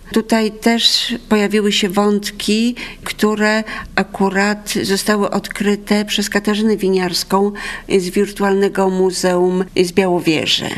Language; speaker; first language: Polish; native; Polish